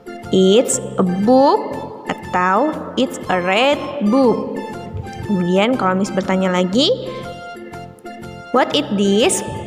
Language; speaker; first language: English; non-native, learner; Indonesian